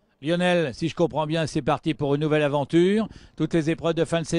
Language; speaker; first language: French; native; French